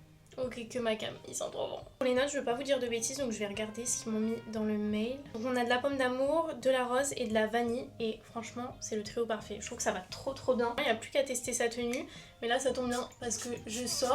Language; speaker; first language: French; native; French